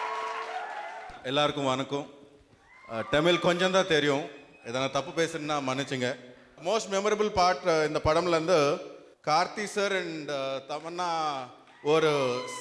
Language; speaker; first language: Tamil; non-native, learner; Telugu